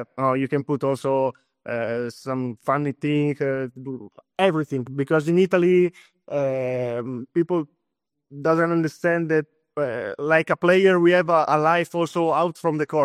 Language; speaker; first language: English; non-native, fluent; Italian